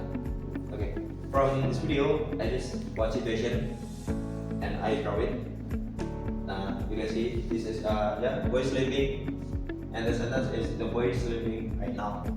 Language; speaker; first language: English; non-native, learner; Indonesian